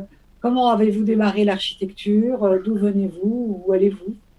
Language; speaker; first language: French; native; French